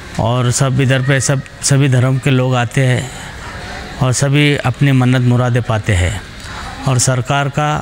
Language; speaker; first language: Hindi; native; Hindi